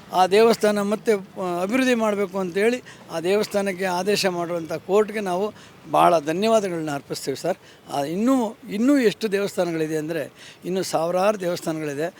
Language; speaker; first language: Kannada; native; Kannada